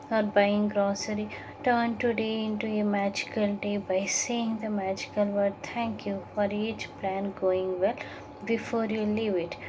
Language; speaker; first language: English; non-native, local second language; Kannada